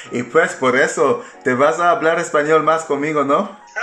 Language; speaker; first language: Spanish; non-native, learner; English